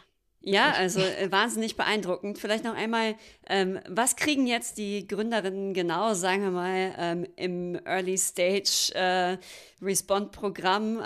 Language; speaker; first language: German; native; German